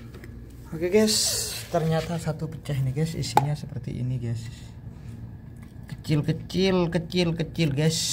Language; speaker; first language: Indonesian; native; Indonesian